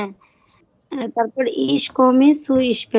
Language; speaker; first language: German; non-native, learner; Bangla